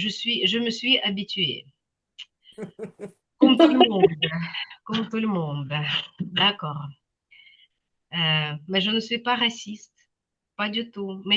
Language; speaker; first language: French; non-native, fluent; Ukrainian